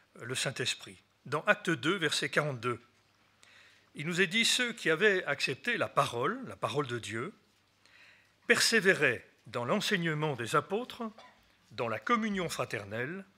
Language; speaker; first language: French; native; French